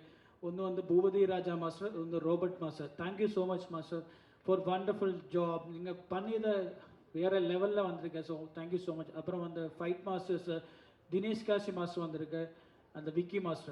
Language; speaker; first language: Tamil; non-native, learner; Malayalam